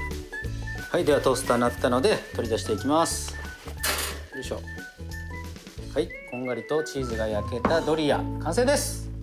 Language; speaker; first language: Japanese; native; Japanese